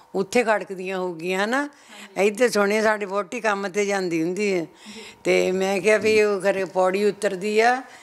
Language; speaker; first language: Punjabi; native; Punjabi